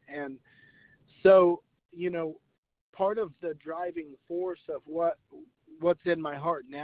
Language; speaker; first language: English; native; English